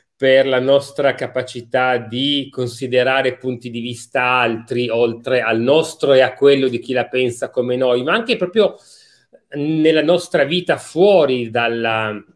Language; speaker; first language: Italian; native; Italian